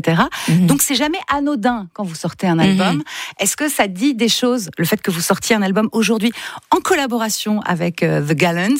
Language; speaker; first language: French; native; French